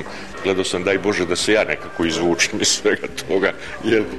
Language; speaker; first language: Serbian; native; Serbian